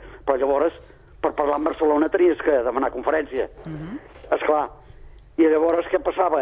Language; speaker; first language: Catalan; native; Catalan